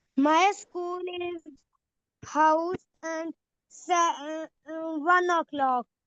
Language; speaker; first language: English; non-native, learner; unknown